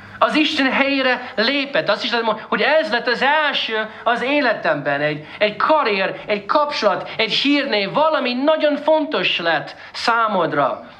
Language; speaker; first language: Hungarian; non-native, fluent; English